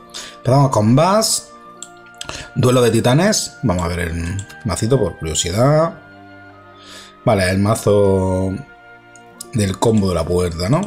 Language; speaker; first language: Spanish; native; Spanish